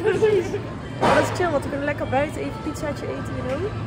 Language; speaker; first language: Dutch; native; Dutch